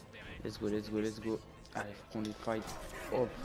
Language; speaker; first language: French; native; French